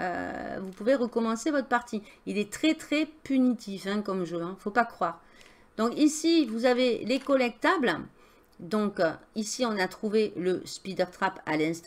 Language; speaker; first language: French; native; French